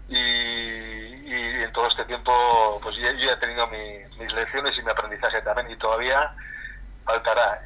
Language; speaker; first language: Spanish; native; Spanish